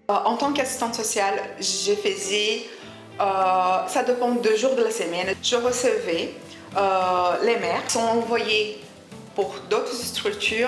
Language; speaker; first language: French; non-native, fluent; Portuguese